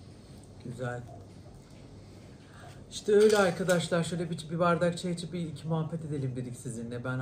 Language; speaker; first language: Turkish; native; Turkish